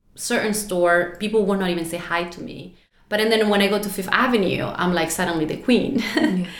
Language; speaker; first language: English; non-native, fluent; Spanish